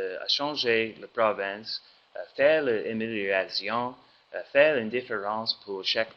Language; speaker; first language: French; non-native, learner; English